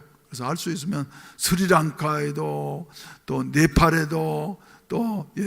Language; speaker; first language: Korean; native; Korean